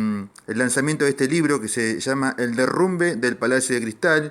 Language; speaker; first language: Spanish; native; Spanish